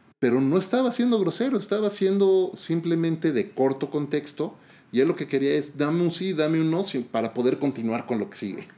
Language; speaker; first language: Spanish; native; Spanish